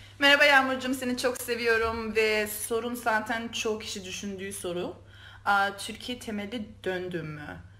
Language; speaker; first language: Turkish; early bilingual, heritage; Turkish